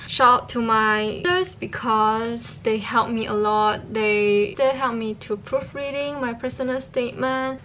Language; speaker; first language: English; non-native, local second language; Chinese